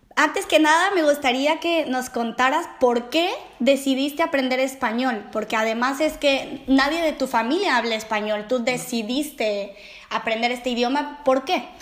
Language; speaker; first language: Spanish; native; Spanish